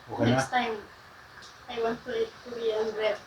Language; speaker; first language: English; non-native, learner; Filipino